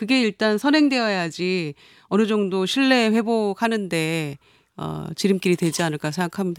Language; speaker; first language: Korean; native; Korean